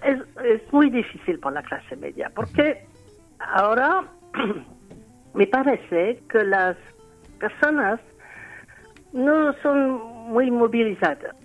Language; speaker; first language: Spanish; non-native, learner; French